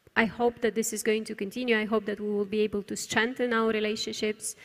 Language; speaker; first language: English; non-native, fluent; Romanian